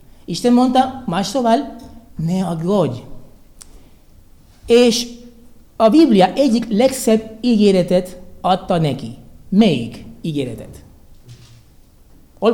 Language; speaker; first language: Hungarian; non-native, learner; Spanish